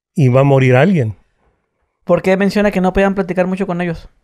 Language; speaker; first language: Spanish; early bilingual, heritage; Spanish